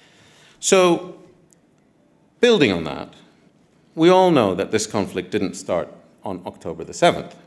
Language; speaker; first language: English; non-native, fluent; Arabic